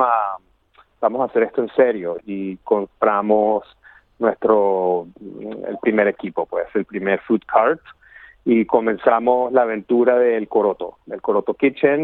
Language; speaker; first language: Spanish; native; Spanish